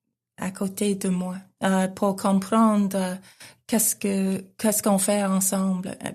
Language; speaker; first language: French; non-native, local second language; English